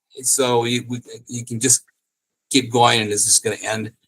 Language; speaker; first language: English; native; English